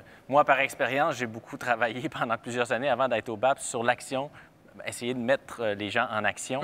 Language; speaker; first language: French; native; French